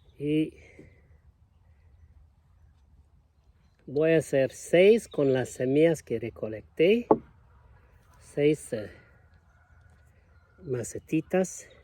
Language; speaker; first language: Spanish; non-native, fluent; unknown